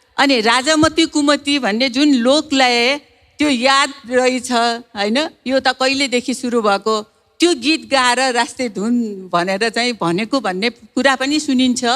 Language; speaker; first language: Nepali; non-native, local second language; Newari